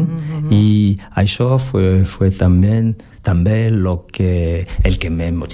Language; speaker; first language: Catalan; non-native, learner; French